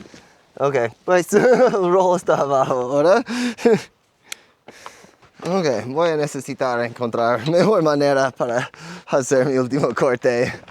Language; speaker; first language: Spanish; non-native, fluent; English